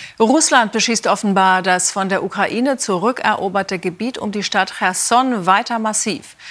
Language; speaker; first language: German; native; German